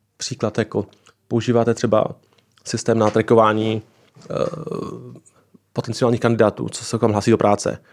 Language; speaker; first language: Czech; native; Czech